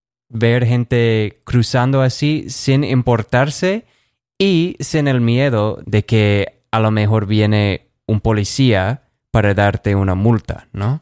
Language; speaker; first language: Spanish; non-native, fluent; English